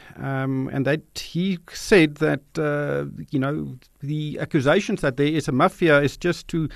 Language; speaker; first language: English; non-native, local second language; Afrikaans